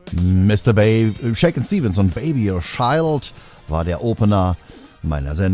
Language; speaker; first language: German; native; German